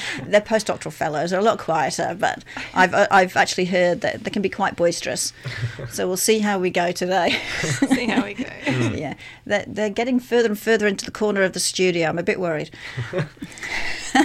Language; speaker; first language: English; native; English